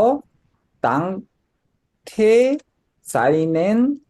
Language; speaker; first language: German; non-native, fluent; Korean